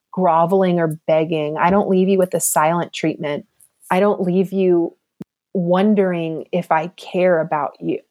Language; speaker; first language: English; native; English